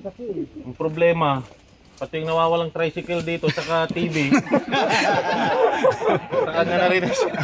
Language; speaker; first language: Filipino; native; Filipino